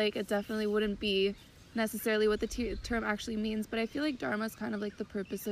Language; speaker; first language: English; native; English